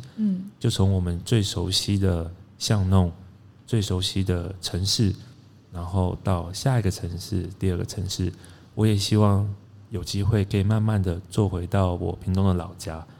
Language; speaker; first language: Chinese; native; Chinese